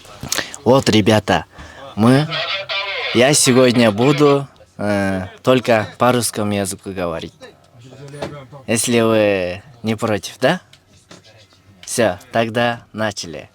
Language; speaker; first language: Russian; non-native, local second language; Kyrgyz